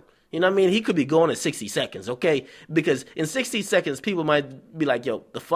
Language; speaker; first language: English; native; English